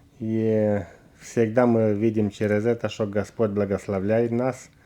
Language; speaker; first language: Russian; non-native, local second language; Romanian